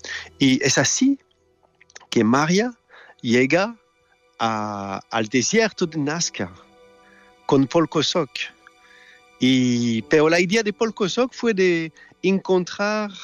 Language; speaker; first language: Spanish; non-native, fluent; French